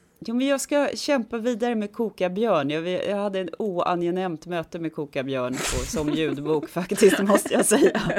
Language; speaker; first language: Swedish; native; Swedish